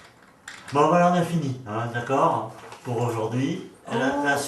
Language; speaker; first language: French; native; French